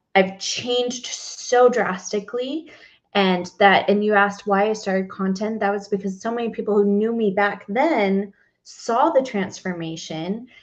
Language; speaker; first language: English; native; English